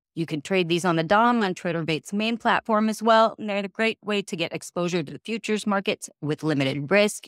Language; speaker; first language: English; native; English